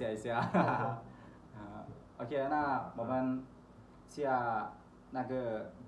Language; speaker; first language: Chinese; non-native, learner; Thai